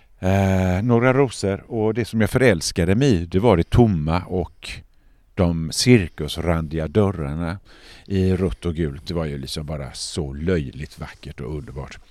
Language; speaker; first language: Swedish; native; Swedish